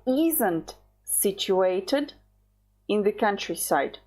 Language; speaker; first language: English; non-native, fluent; Ukrainian